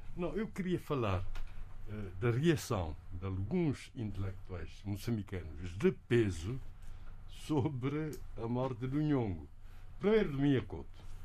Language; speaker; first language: Portuguese; non-native, local second language; Kabuverdianu